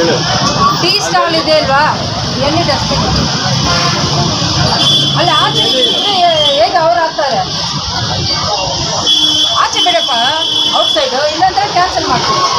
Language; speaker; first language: Kannada; non-native, local second language; Tamil